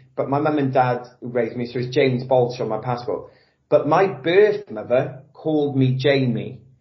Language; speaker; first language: English; native; English